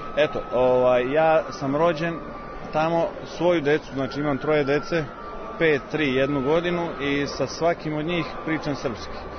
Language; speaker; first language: Serbian; early bilingual, heritage; Serbian